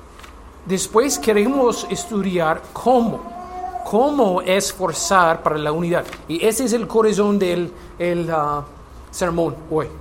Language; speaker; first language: Spanish; non-native, learner; English